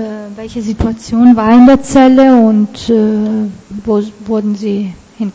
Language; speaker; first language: German; non-native, fluent; Italian